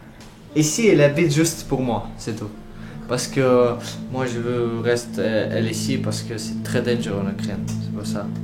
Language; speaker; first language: French; non-native, learner; Ukrainian